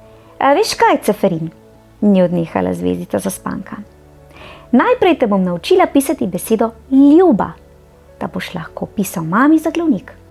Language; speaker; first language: Slovenian; native; Slovenian